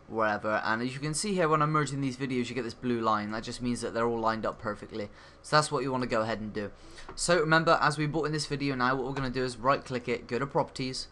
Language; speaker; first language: English; native; English